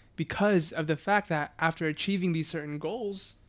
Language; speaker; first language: English; native; English